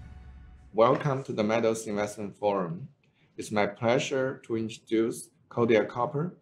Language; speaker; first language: English; non-native, fluent; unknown